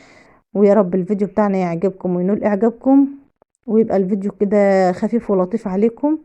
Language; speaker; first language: Arabic; native; Arabic